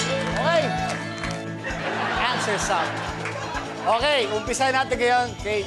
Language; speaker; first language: Filipino; native; Filipino